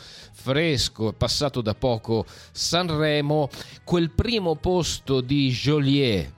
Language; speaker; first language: Italian; native; Italian